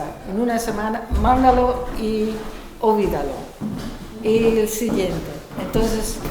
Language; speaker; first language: Spanish; non-native, fluent; Dutch